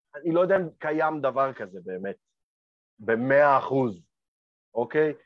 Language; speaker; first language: Hebrew; early bilingual, other home language; Romanian